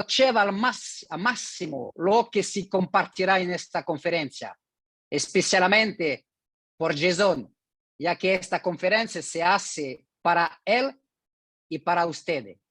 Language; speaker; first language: Spanish; non-native, learner; French